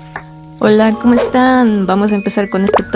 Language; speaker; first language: Spanish; native; Spanish